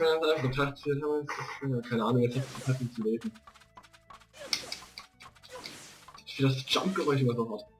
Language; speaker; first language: German; native; German